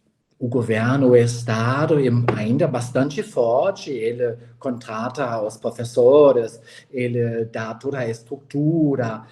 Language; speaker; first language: Portuguese; non-native, fluent; German